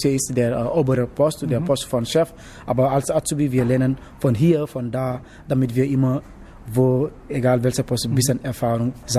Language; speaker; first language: German; non-native, learner; Wolof